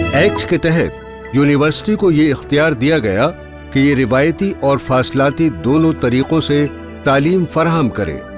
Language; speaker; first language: Urdu; native; Urdu